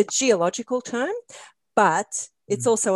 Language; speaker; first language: English; native; English